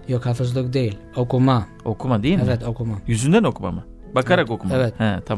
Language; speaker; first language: Turkish; native; Turkish